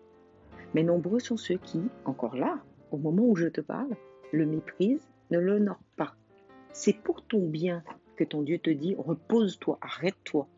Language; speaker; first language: French; native; French